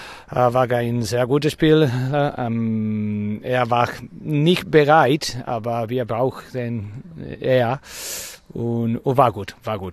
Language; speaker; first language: German; non-native, learner; Spanish